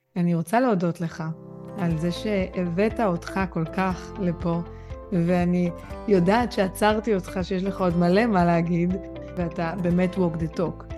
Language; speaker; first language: Hebrew; native; Hebrew